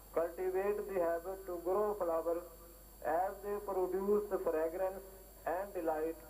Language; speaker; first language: English; non-native, local second language; Urdu